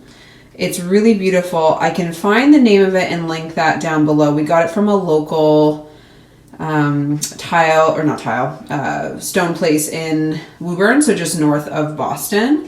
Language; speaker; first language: English; native; English